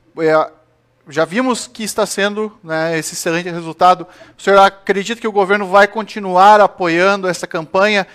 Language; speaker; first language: Portuguese; native; Portuguese